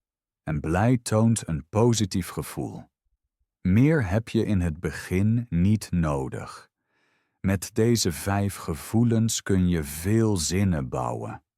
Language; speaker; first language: Dutch; non-native, fluent; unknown